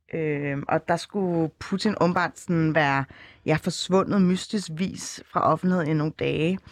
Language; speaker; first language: Danish; early bilingual, other home language; Arabic